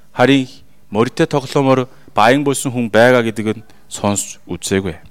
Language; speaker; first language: Mongolian; non-native, fluent; Korean